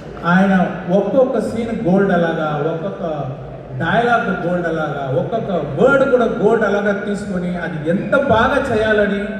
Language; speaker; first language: Telugu; non-native, local second language; Tamil